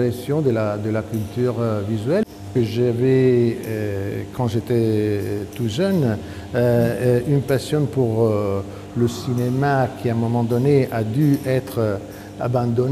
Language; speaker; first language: French; non-native, fluent; Italian